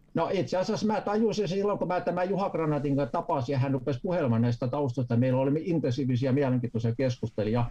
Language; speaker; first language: Finnish; native; Finnish